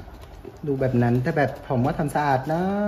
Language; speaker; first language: Thai; non-native, fluent; Vietnamese